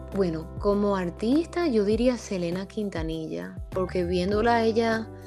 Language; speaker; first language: Spanish; early bilingual, heritage; Spanish